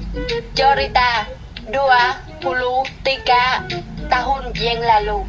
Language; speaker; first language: Indonesian; non-native, learner; Vietnamese